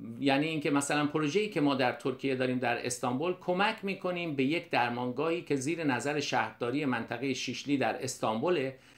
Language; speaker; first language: Persian; native; Persian